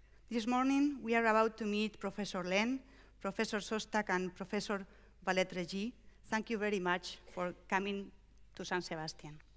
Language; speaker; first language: English; non-native, fluent; Basque